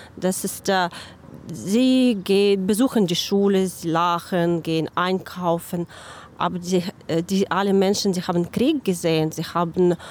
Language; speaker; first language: German; non-native, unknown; Ukrainian